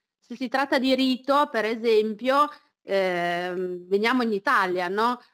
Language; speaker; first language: Italian; early bilingual, other home language; Chinese